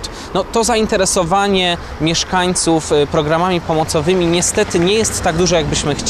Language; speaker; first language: Polish; native; Polish